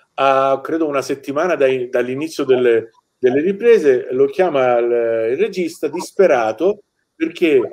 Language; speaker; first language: Italian; non-native, fluent; Persian